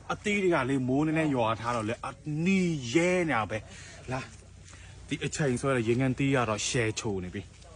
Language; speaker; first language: Burmese; native; Burmese